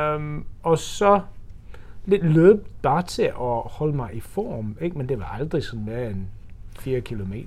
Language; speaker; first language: Danish; non-native, fluent; English